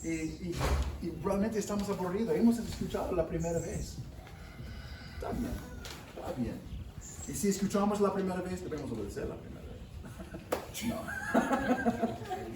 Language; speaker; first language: Spanish; non-native, fluent; English